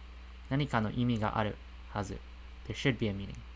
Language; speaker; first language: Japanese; non-native, fluent; English